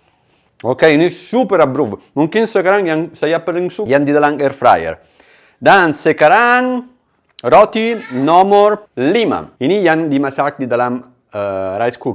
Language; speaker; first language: Indonesian; non-native, learner; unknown